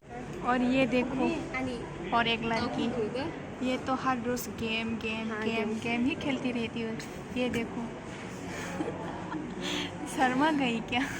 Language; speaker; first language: Hindi; non-native, local second language; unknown